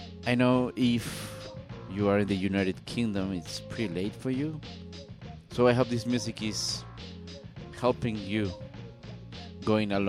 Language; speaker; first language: English; non-native, fluent; Spanish